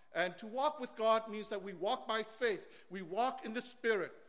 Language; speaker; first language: English; early bilingual, other home language; Vietnamese